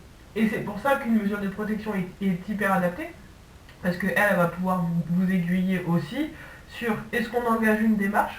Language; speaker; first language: French; native; French